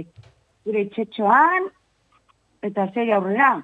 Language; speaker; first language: Basque; non-native, local second language; Spanish